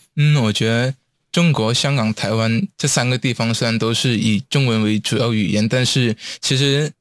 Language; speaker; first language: Chinese; non-native, local second language; Cantonese